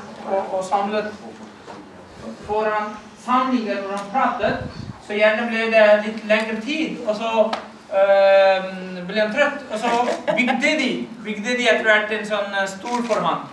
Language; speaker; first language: Norwegian; non-native, fluent; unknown